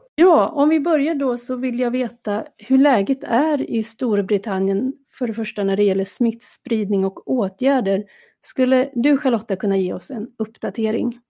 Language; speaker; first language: Swedish; native; Swedish